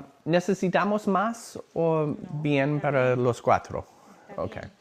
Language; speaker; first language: Spanish; non-native, learner; English